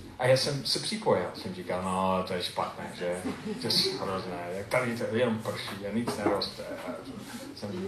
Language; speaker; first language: Czech; non-native, fluent; English